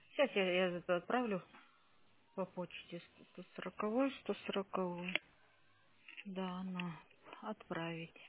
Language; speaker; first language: Russian; native; Russian